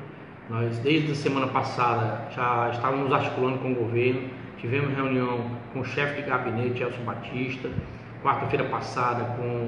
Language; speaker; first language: Portuguese; native; Portuguese